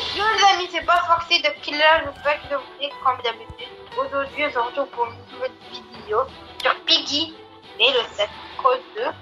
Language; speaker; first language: French; native; French